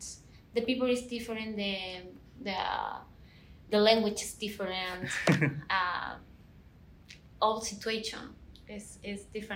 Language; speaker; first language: English; non-native, learner; Spanish